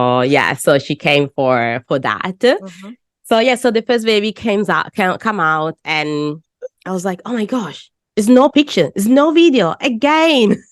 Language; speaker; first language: English; non-native, fluent; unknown